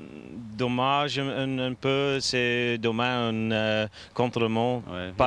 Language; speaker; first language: French; non-native, learner; Norwegian